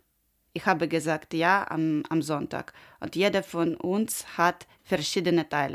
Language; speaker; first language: German; non-native, learner; Ukrainian